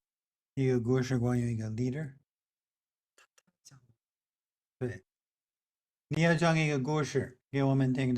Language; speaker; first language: Chinese; non-native, fluent; English